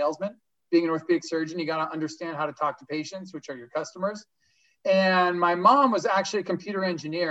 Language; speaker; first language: English; native; English